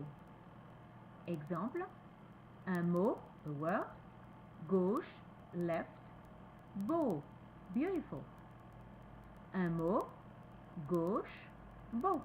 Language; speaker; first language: French; native; French